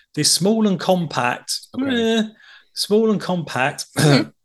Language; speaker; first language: English; native; English